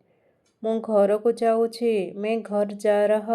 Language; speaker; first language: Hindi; non-native, local second language; Odia